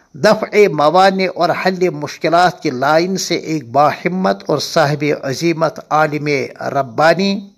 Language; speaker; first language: Urdu; non-native, local second language; Kashmiri